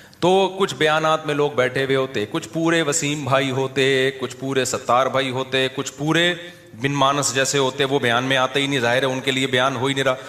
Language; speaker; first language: Urdu; native; Urdu